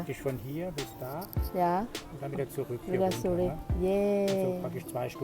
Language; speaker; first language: German; native; German